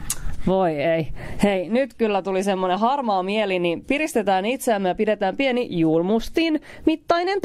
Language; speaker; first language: Finnish; native; Finnish